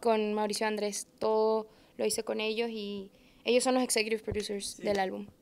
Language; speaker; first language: Spanish; native; Spanish